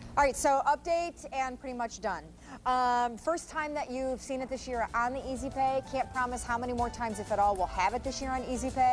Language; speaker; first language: English; native; English